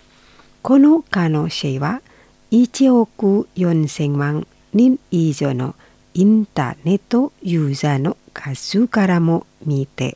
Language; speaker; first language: Japanese; non-native, fluent; Indonesian